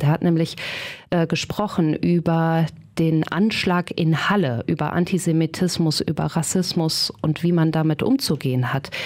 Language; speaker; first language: German; native; German